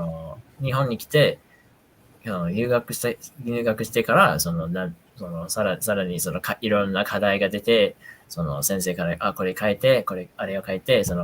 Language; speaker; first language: Japanese; non-native, fluent; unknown